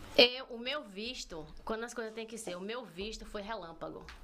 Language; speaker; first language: Portuguese; native; Portuguese